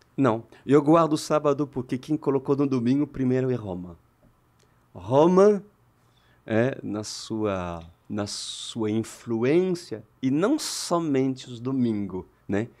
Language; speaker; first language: Portuguese; non-native, fluent; French